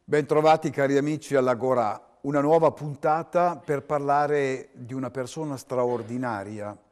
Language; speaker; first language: Italian; native; Italian